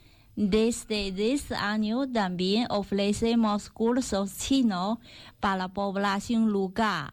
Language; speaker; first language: Spanish; non-native, learner; Chinese